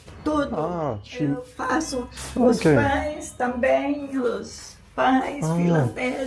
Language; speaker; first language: Portuguese; early bilingual, other home language; Finnish